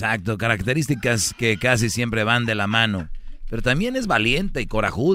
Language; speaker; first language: Spanish; native; Spanish